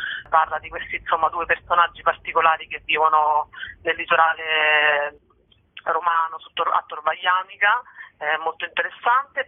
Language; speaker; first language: Italian; native; Italian